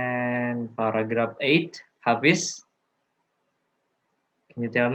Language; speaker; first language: English; non-native, learner; Indonesian